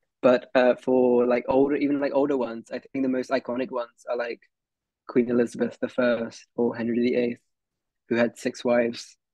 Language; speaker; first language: English; early bilingual, other home language; Hindi